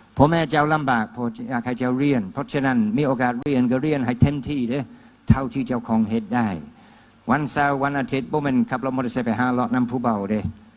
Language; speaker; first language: Thai; non-native, fluent; English